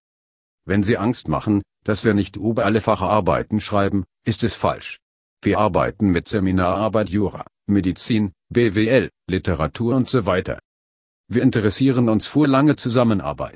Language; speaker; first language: German; non-native, learner; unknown